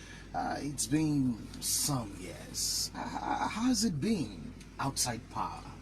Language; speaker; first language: English; non-native, local second language; Yoruba